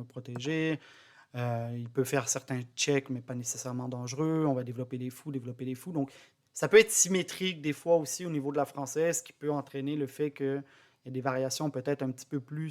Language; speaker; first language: French; native; French